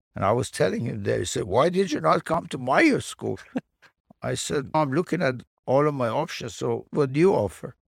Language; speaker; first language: English; non-native, fluent; Persian